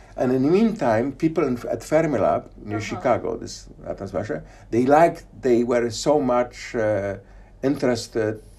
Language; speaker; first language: English; non-native, fluent; Polish